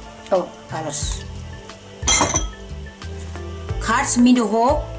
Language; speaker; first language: Dutch; non-native, learner; Thai